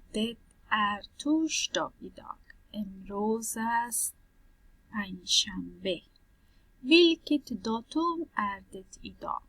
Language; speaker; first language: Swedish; non-native, fluent; Persian